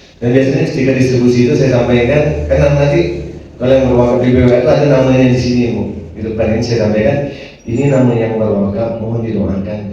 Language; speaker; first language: Indonesian; native; Indonesian